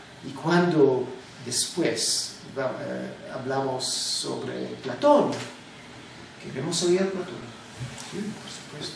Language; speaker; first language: Spanish; non-native, fluent; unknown